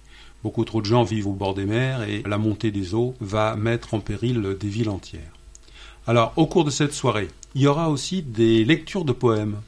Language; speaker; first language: French; native; French